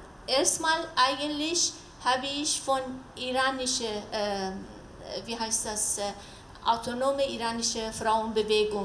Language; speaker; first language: German; non-native, learner; Persian